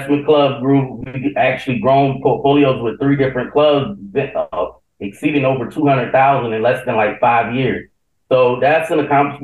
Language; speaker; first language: English; native; English